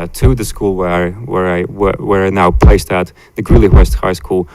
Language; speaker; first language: English; non-native, fluent; Latvian